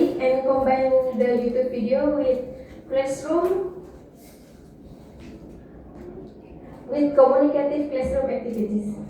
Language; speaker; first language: English; non-native, fluent; Indonesian